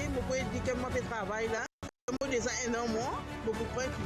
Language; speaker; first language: French; non-native, local second language; Morisyen